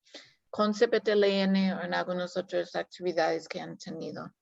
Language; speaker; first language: Spanish; non-native, fluent; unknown